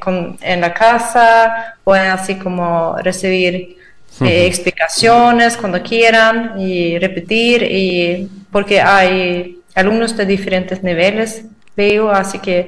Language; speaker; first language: Spanish; non-native, fluent; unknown